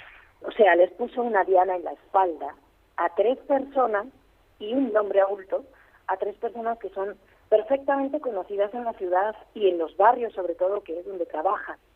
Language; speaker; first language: Spanish; native; Spanish